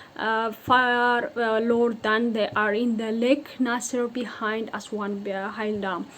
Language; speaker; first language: English; non-native, local second language; Amharic